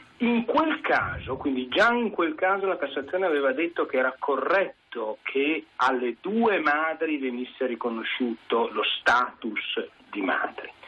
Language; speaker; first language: Italian; native; Italian